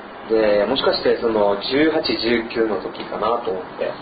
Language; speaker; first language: Japanese; non-native, fluent; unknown